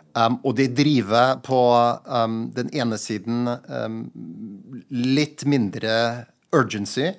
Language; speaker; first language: Norwegian; non-native, fluent; German